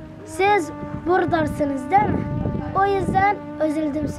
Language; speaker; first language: Turkish; non-native, learner; Arabic